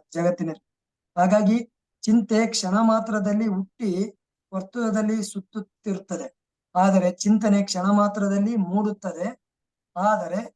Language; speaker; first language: Kannada; native; Kannada